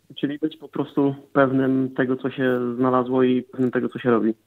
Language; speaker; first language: Polish; native; Polish